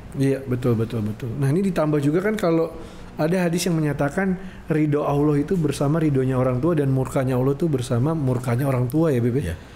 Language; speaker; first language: Indonesian; native; Indonesian